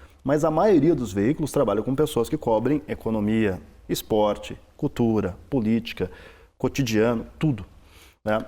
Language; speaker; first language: Portuguese; native; Portuguese